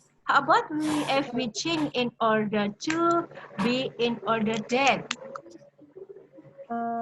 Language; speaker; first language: English; non-native, learner; Indonesian